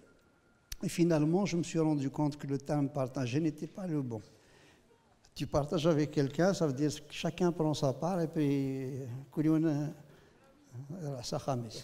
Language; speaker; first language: French; non-native, local second language; Kabyle